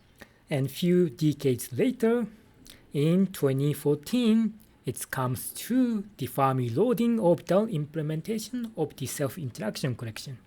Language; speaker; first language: English; non-native, fluent; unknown